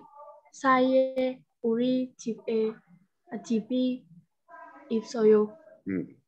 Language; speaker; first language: Korean; non-native, learner; Vietnamese